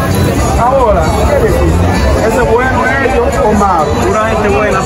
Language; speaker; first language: Spanish; native; Spanish